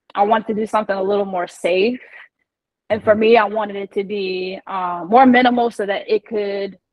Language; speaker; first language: English; native; English